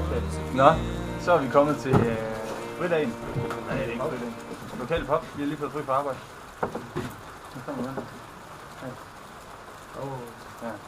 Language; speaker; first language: Danish; native; Danish